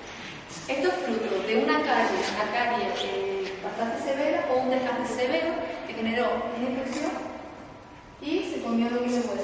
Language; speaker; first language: Spanish; native; Spanish